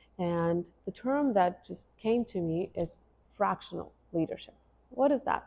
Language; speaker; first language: English; non-native, fluent; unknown